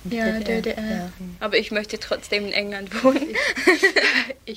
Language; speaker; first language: German; non-native, learner; English